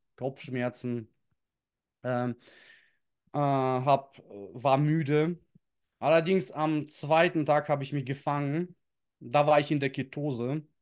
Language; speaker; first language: German; early bilingual, other home language; Russian